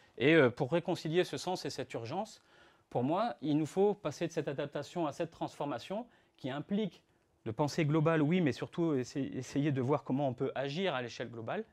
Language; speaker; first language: French; native; French